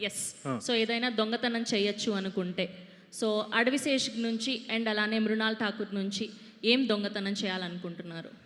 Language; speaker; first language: Telugu; native; Telugu